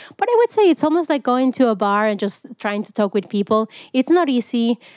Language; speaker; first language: English; non-native, fluent; Spanish